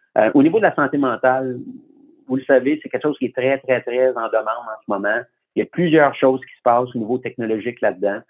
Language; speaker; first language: French; native; French